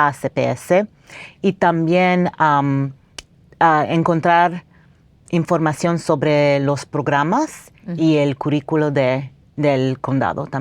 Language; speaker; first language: Spanish; non-native, fluent; English